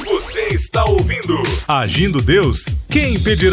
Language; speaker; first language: Portuguese; native; Portuguese